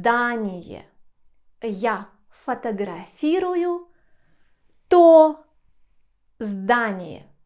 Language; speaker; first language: Russian; non-native, fluent; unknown